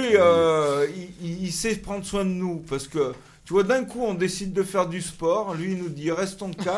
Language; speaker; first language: French; native; French